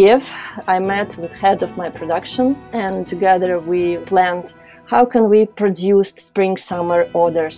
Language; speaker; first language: English; non-native, fluent; Ukrainian